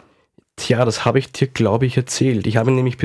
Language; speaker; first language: German; native; German